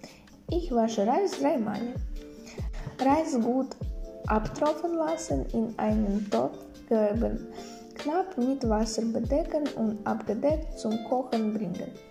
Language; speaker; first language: German; non-native, learner; Russian